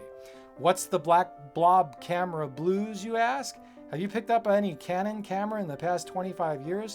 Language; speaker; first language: English; native; English